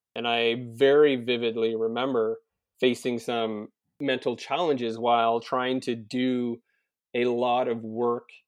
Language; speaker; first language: English; native; English